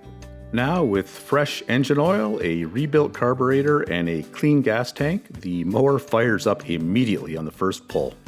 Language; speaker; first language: English; native; English